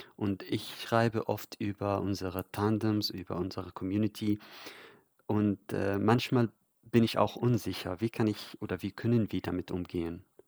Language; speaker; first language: German; non-native, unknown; Arabic